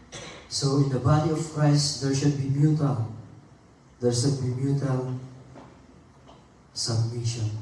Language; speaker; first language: English; non-native, local second language; Filipino